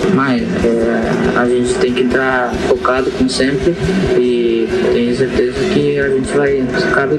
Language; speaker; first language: Portuguese; non-native, fluent; Spanish